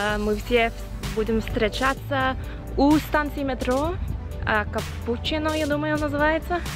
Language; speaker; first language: Russian; non-native, learner; English